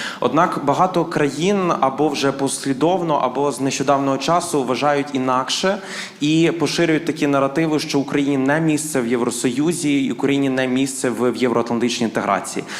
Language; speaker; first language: Ukrainian; native; Ukrainian